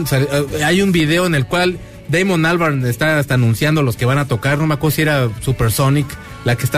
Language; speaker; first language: Spanish; native; Spanish